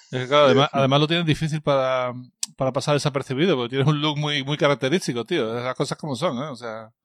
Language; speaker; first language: Spanish; native; Spanish